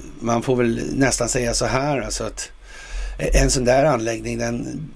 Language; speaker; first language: Swedish; native; Swedish